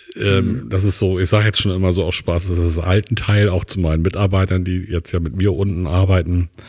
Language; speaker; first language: German; native; German